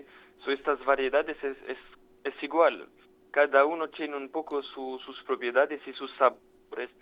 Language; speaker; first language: Spanish; non-native, fluent; French